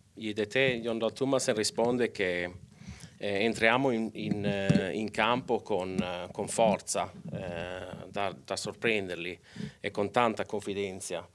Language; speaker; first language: Italian; non-native, local second language; Swedish